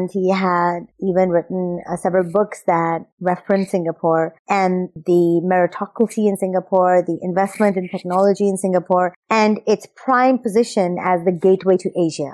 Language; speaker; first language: English; non-native, local second language; Urdu